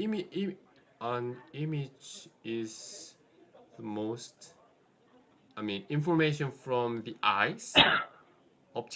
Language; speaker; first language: English; non-native, learner; Korean